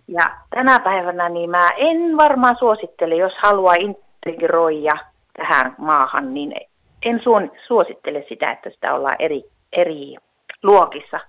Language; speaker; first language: Finnish; early bilingual, heritage; Finnish